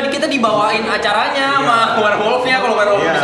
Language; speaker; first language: Indonesian; native; Indonesian